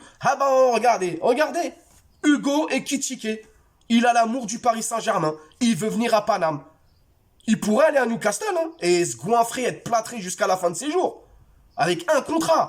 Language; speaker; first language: French; native; French